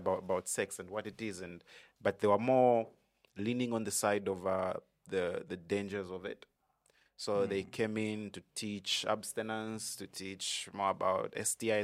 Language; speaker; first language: English; non-native, local second language; Bemba